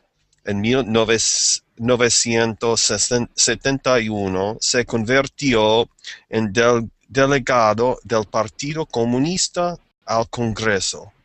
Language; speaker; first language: Spanish; non-native, fluent; English